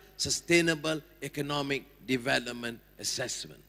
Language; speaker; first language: English; non-native, local second language; Malay